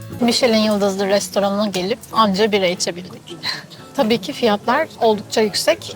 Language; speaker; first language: Turkish; native; Turkish